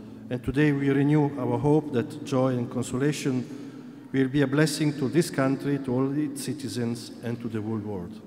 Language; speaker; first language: English; non-native, fluent; Italian